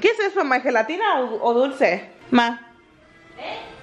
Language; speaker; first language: Spanish; early bilingual, heritage; Spanish